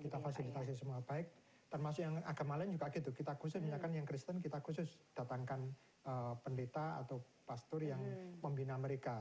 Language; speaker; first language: Indonesian; native; Indonesian